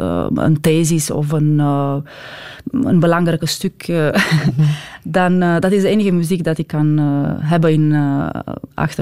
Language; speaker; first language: Dutch; non-native, fluent; Romanian